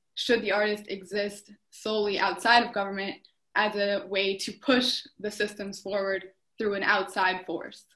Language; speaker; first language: English; native; English